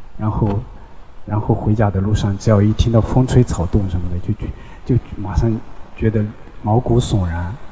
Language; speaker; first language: Chinese; non-native, local second language; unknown